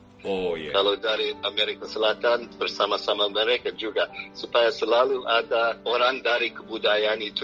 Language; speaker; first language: Indonesian; non-native, fluent; English